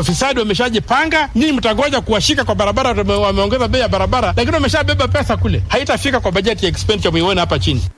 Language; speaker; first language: Swahili; non-native, local second language; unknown